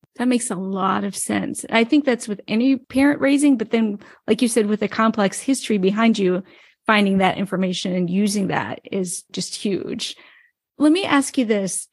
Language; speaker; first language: English; native; English